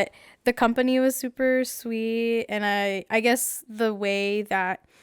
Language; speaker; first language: English; native; English